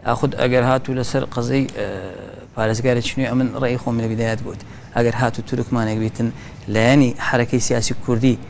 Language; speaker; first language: Central Kurdish; non-native, local second language; Azerbaijani